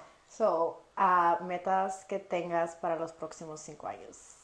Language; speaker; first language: Spanish; early bilingual, heritage; Spanish